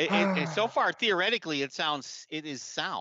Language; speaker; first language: English; native; English